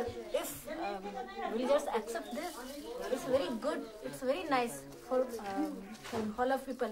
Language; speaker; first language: English; non-native, learner; Hindi